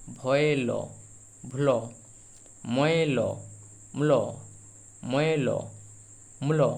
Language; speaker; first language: Bangla; native; Bangla